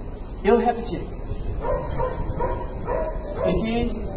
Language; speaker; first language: Portuguese; non-native, learner; English